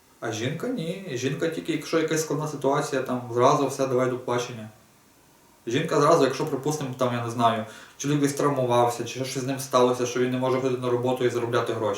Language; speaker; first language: Ukrainian; native; Ukrainian